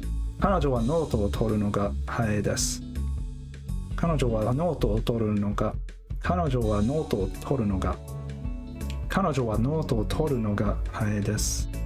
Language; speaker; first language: Japanese; non-native, learner; English